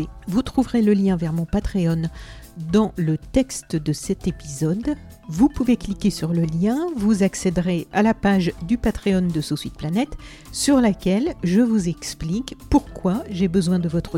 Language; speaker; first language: French; native; French